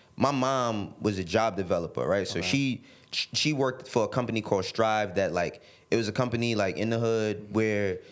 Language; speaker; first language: English; native; English